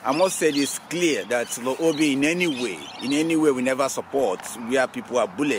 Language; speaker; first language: English; non-native, local second language; Igbo